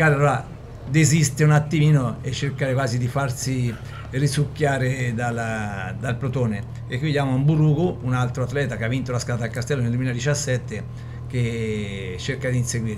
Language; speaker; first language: Italian; native; Italian